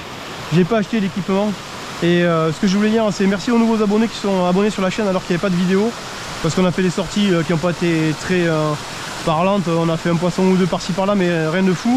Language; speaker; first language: French; native; French